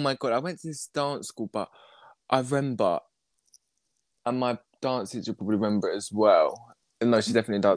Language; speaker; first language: English; native; English